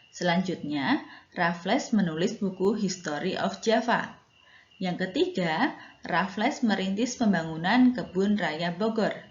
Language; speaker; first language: Indonesian; native; Indonesian